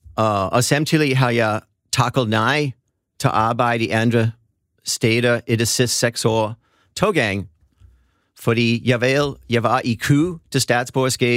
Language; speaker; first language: Danish; non-native, fluent; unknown